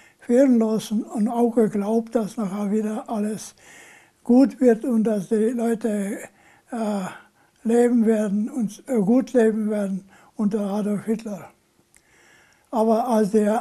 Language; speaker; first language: German; non-native, local second language; Slovenian